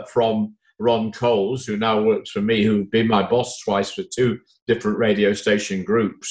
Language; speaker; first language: English; native; English